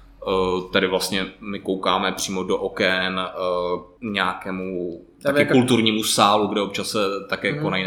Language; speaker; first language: Czech; native; Czech